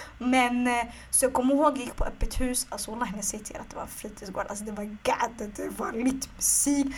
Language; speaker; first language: Swedish; early bilingual, other home language; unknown